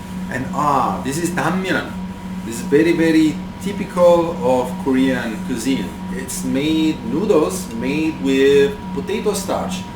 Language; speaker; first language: English; non-native, fluent; Italian